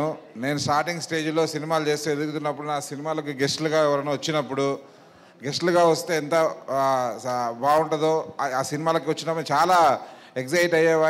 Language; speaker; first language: Telugu; native; Telugu